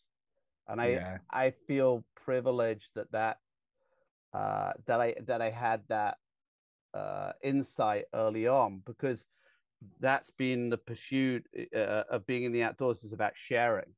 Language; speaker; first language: English; native; English